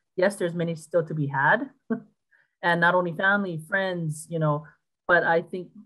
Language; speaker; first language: English; native; English